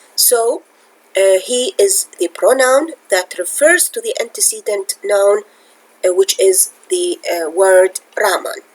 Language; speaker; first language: English; non-native, fluent; Arabic